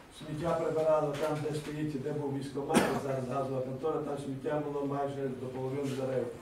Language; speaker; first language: Ukrainian; native; Ukrainian